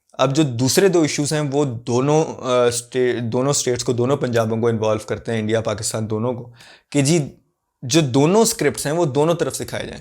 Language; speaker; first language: Urdu; non-native, local second language; Punjabi